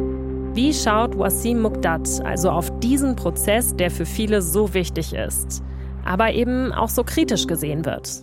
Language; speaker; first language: German; native; German